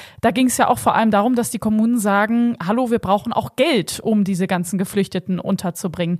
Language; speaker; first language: German; native; German